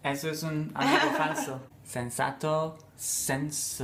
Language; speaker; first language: Spanish; non-native, fluent; English